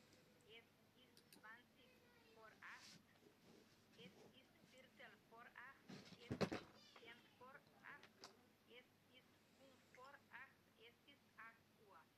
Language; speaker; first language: German; non-native, learner; Macedonian